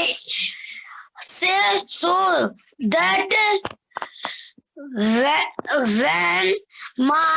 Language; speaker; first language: English; non-native, learner; Hindi